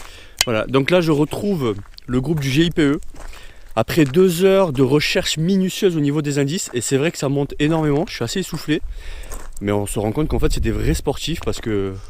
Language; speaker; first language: French; native; French